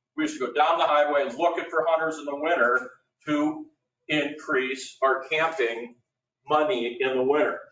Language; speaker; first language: English; native; English